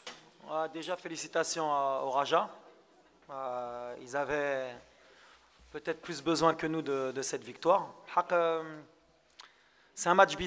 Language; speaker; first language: French; early bilingual, other home language; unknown